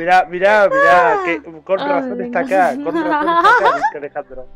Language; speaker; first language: Spanish; native; Spanish